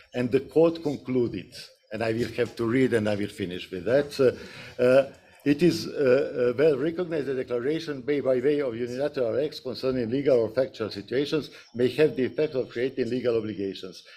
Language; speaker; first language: English; non-native, fluent; Serbian